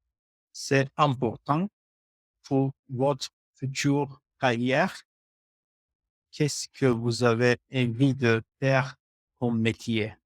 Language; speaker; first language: French; non-native, learner; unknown